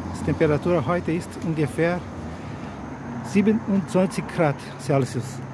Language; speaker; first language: German; non-native, learner; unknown